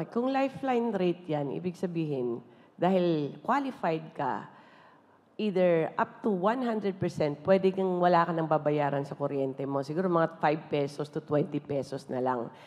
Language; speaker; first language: Filipino; non-native, local second language; Hiligaynon